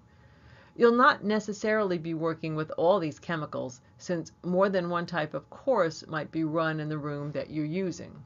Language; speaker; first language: English; native; English